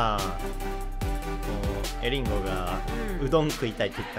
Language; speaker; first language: Japanese; native; Japanese